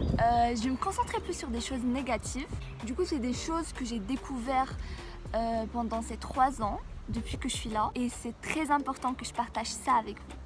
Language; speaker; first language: French; non-native, local second language; Arabic